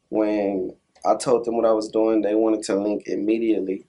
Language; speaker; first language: English; native; English